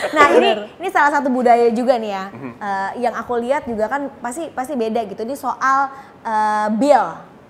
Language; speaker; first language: Indonesian; native; Indonesian